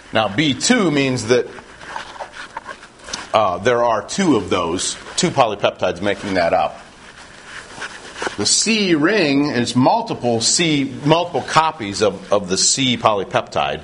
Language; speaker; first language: English; native; English